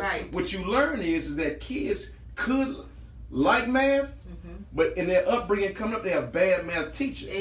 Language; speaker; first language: English; native; English